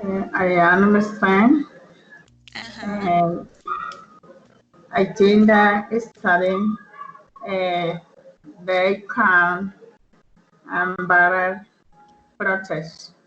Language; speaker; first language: English; non-native, learner; Spanish